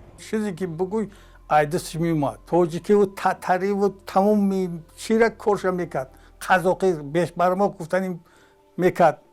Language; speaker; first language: Tajik; native; Tajik